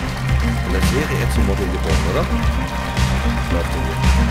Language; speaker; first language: German; native; German